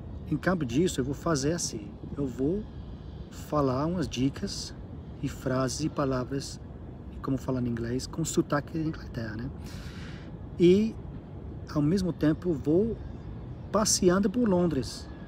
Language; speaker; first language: Portuguese; non-native, learner; English